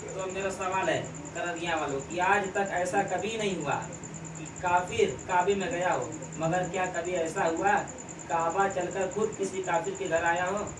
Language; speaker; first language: Urdu; native; Urdu